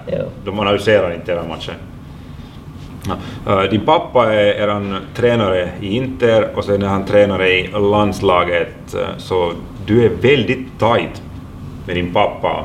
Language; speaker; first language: Swedish; non-native, local second language; Finnish